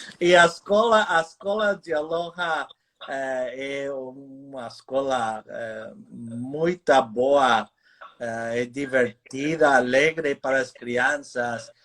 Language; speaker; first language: Portuguese; non-native, fluent; English